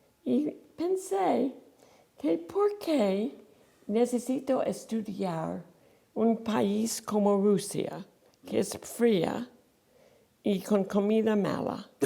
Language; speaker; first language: Spanish; non-native, fluent; English